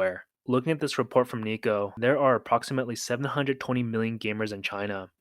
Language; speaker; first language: English; native; English